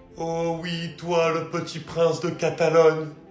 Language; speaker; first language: French; native; French